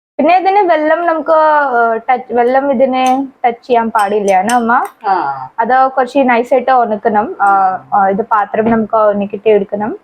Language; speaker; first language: Malayalam; non-native, learner; Hindi